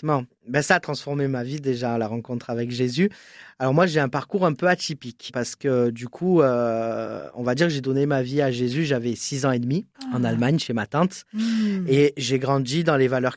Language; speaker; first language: French; native; French